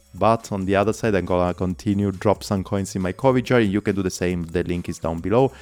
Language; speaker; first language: English; non-native, fluent; Italian